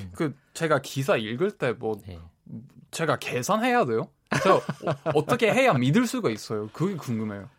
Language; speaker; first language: Korean; non-native, fluent; Swedish